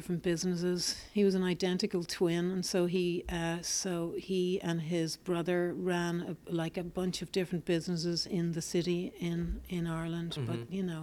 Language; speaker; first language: English; native; English